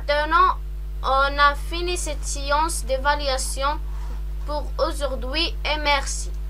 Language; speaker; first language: French; non-native, local second language; Arabic